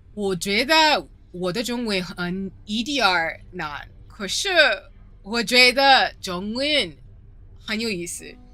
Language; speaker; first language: Chinese; non-native, learner; English